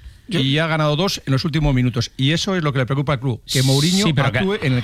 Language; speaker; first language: Spanish; native; Spanish